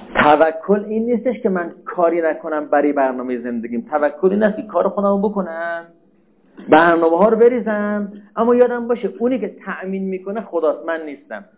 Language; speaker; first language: Persian; native; Persian